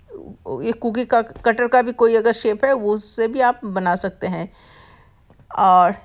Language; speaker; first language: Hindi; non-native, local second language; Bangla